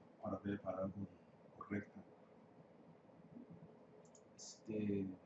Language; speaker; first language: Spanish; non-native, fluent; English